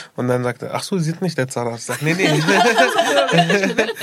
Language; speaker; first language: German; early bilingual, other home language; Arabic